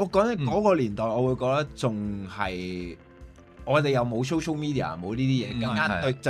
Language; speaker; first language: Cantonese; native; Cantonese